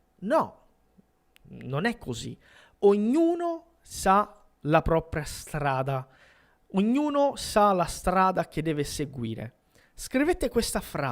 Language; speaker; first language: Italian; non-native, fluent; Portuguese